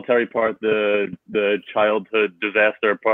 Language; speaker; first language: English; native; English